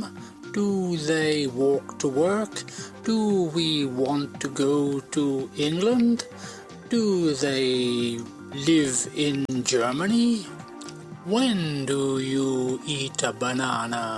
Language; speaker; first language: English; non-native, fluent; Italian